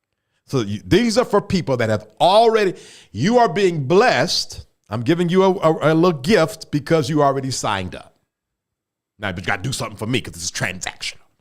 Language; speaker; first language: English; native; English